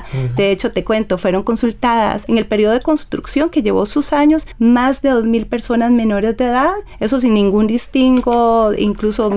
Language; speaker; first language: Spanish; native; Spanish